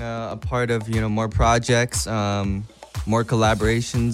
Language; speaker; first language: English; non-native, local second language; Cantonese